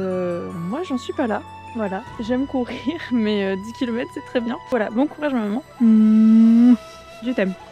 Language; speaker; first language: French; native; French